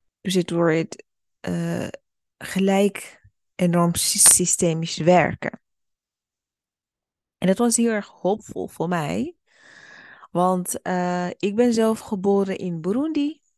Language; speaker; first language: Dutch; early bilingual, other home language; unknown